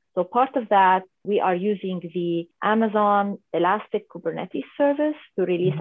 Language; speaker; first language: English; non-native, fluent; Arabic